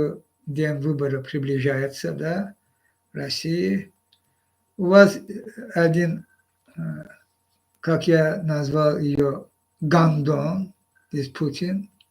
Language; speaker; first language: Russian; non-native, local second language; Azerbaijani